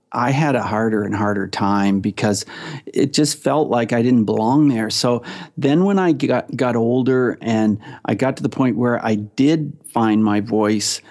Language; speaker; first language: English; native; English